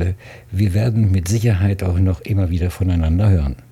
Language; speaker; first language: German; native; German